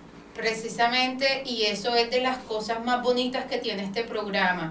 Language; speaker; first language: Spanish; native; Spanish